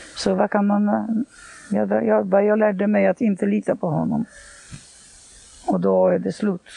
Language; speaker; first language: Swedish; non-native, fluent; Polish